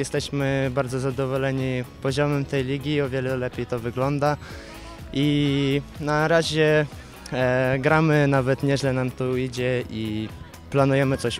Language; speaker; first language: Polish; non-native, fluent; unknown